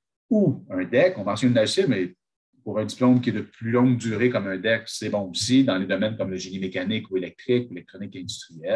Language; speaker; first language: French; native; French